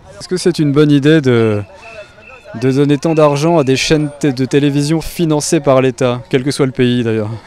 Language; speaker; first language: French; native; French